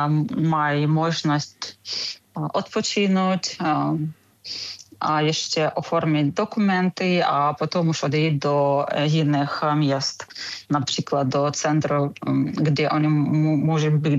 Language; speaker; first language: Czech; non-native, fluent; Ukrainian